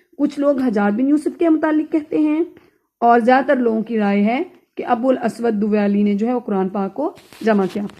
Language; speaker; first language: Urdu; native; Urdu